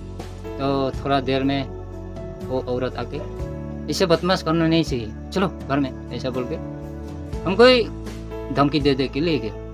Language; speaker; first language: Hindi; non-native, local second language; Nepali